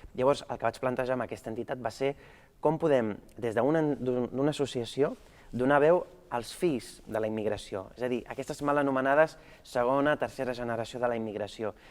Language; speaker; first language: Catalan; early bilingual, other home language; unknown